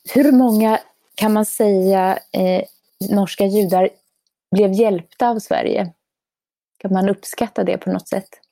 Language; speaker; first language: Swedish; native; Swedish